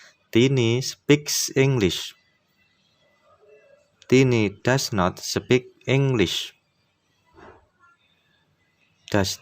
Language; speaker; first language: English; non-native, fluent; Indonesian